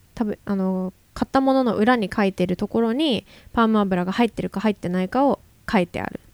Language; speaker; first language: Japanese; native; Japanese